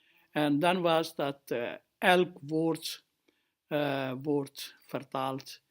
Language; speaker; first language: Dutch; non-native, fluent; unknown